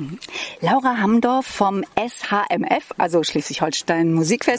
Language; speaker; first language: German; native; German